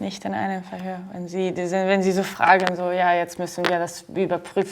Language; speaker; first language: German; non-native, fluent; Arabic